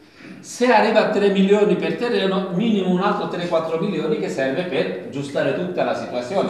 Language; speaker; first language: Italian; non-native, learner; Bangla